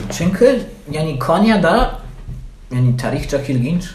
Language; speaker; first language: Turkish; non-native, learner; Polish